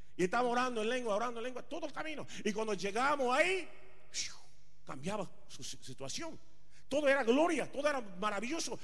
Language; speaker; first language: Spanish; non-native, fluent; Punjabi